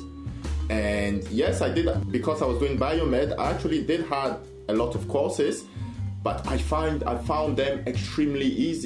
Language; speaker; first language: English; non-native, fluent; French